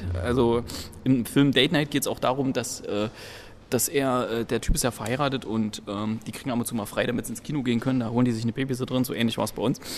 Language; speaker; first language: German; native; German